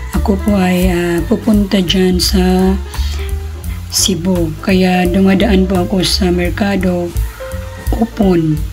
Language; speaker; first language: Filipino; non-native, local second language; Cebuano